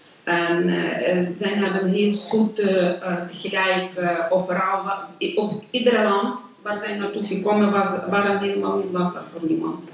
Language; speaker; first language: Dutch; non-native, learner; Ukrainian